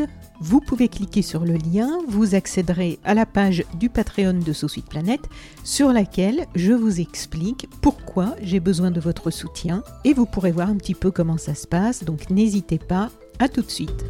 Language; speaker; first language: French; native; French